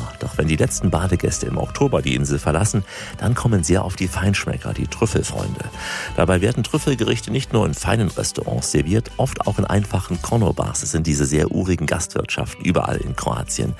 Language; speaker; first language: German; native; German